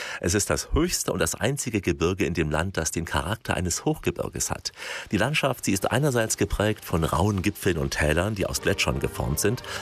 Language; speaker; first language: German; native; German